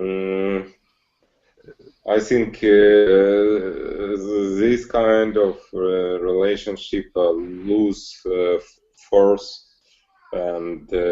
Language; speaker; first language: English; non-native, learner; Russian